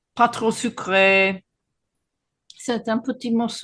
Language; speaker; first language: French; non-native, fluent; English